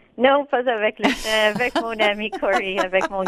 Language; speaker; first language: French; non-native, local second language; English